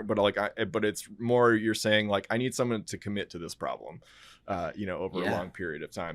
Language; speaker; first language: English; native; English